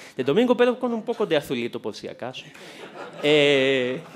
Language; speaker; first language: Spanish; non-native, fluent; Greek